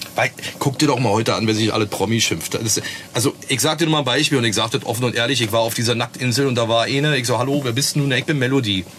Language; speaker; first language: German; native; German